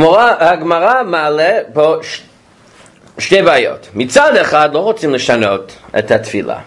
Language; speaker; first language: Hebrew; non-native, fluent; English